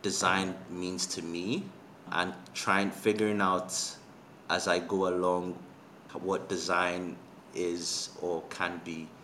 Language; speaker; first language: English; non-native, local second language; Yoruba